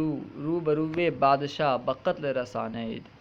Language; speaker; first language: Persian; non-native, fluent; Urdu